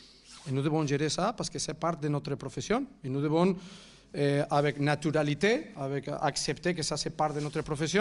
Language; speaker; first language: French; non-native, fluent; Catalan